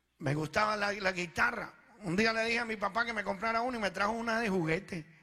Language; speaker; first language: Spanish; early bilingual, other home language; Italian